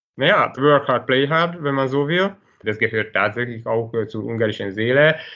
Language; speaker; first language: German; non-native, fluent; Hungarian